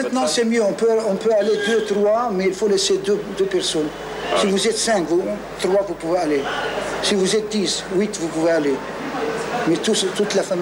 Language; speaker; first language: French; non-native, learner; Arabic